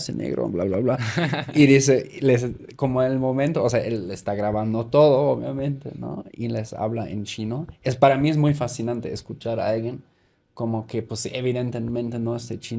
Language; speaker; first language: Spanish; native; Spanish